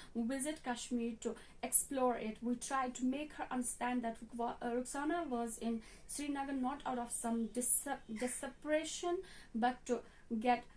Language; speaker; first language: English; non-native, local second language; Hindi